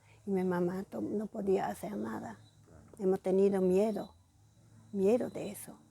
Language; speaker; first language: Spanish; non-native, fluent; German